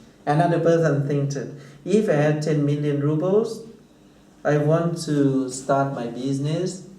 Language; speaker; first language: English; non-native, fluent; Thai